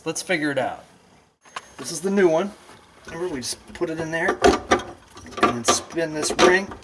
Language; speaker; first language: English; native; English